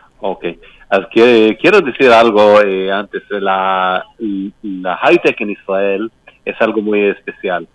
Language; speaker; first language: Spanish; non-native, learner; Hebrew